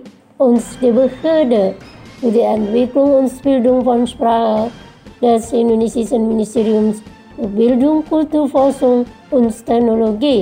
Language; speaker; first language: German; non-native, fluent; Indonesian